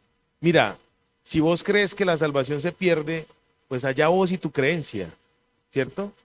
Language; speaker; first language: Spanish; native; Spanish